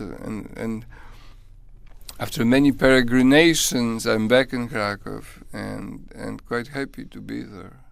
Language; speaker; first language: English; non-native, fluent; Polish